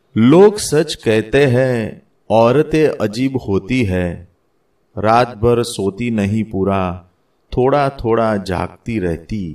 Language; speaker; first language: Hindi; non-native, local second language; Gujarati